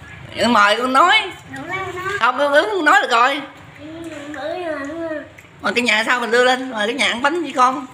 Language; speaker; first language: Vietnamese; native; Vietnamese